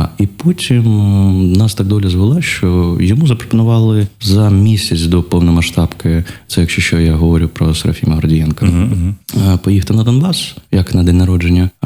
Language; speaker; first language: Ukrainian; non-native, local second language; Russian